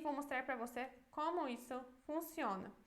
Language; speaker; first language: Portuguese; non-native, fluent; Polish